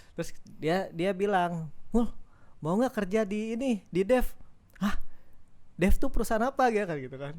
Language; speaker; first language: Indonesian; native; Indonesian